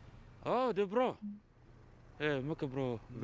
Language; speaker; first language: Swedish; non-native, learner; Arabic